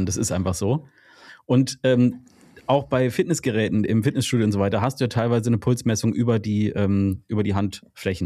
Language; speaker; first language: German; native; German